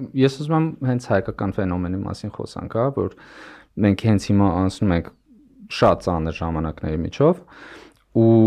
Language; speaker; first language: Armenian; native; Armenian